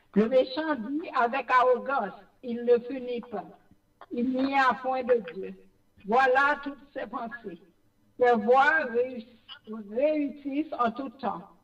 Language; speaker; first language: French; non-native, local second language; Haitian Creole